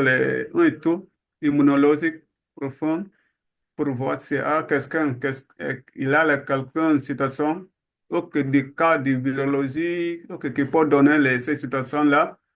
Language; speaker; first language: French; non-native, learner; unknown